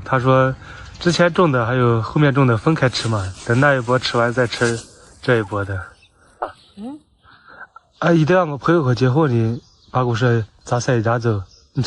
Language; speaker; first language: Chinese; native; Chinese